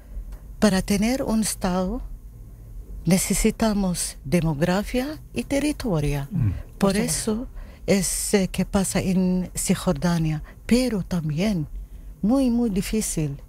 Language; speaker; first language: Spanish; non-native, learner; Arabic